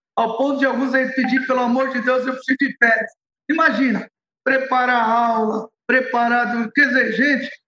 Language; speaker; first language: Portuguese; early bilingual, other home language; Arabic